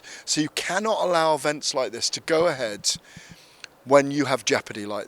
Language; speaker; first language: English; native; English